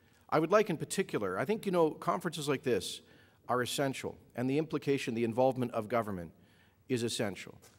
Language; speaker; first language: English; native; English